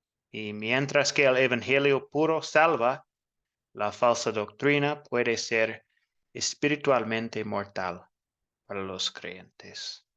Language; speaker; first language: Spanish; non-native, fluent; English